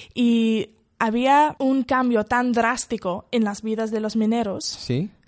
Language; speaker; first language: Spanish; non-native, fluent; English